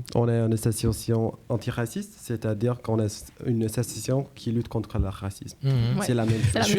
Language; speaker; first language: French; non-native, learner; English